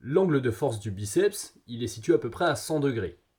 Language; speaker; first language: French; native; French